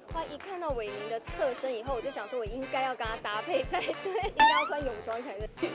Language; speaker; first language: Chinese; native; Chinese